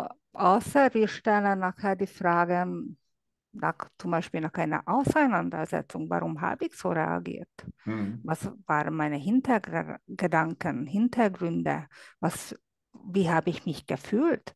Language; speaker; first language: German; non-native, fluent; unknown